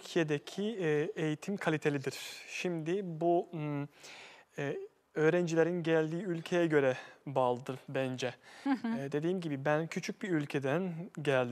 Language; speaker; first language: Turkish; non-native, fluent; Bosnian